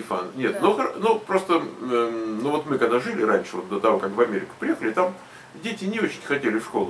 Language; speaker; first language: Russian; native; Russian